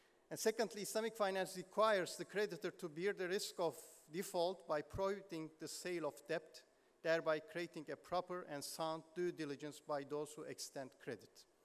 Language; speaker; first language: English; non-native, fluent; Turkish